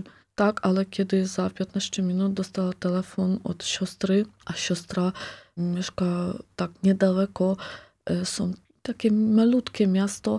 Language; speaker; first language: Polish; non-native, local second language; Ukrainian